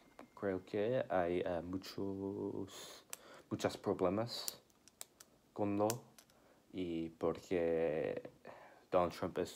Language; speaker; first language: Spanish; non-native, learner; English